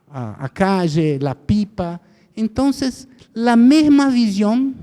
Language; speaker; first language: Spanish; non-native, fluent; Portuguese